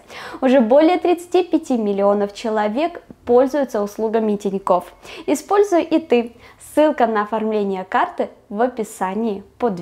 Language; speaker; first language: Russian; native; Russian